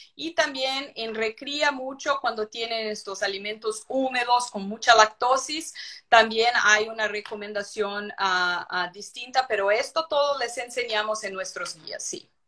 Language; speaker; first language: Spanish; non-native, fluent; Portuguese